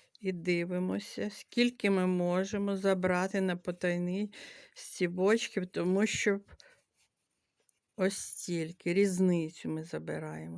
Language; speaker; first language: Ukrainian; native; Ukrainian